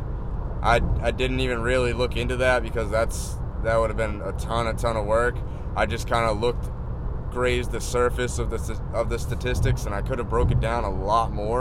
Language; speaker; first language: English; native; English